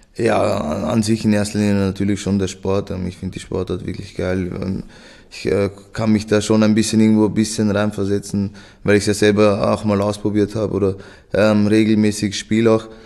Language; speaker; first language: German; native; German